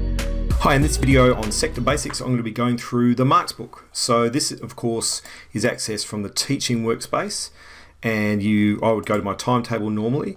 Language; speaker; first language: English; native; English